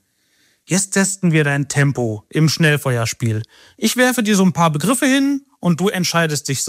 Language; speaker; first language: German; native; German